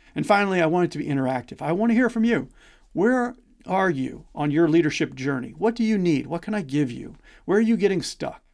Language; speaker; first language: English; native; English